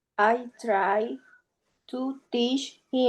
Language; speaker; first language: English; non-native, learner; Spanish